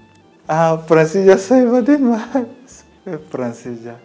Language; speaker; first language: Turkish; non-native, fluent; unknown